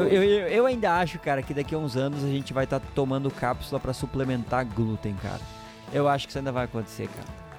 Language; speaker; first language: Portuguese; native; Portuguese